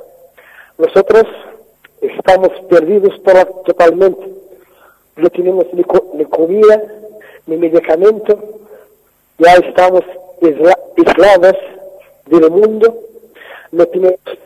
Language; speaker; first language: Spanish; non-native, fluent; Arabic